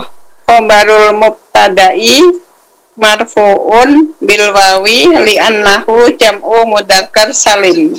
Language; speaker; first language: Arabic; non-native, learner; Indonesian